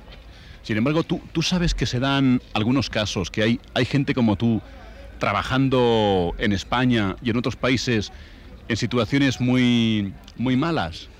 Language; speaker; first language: Spanish; native; Spanish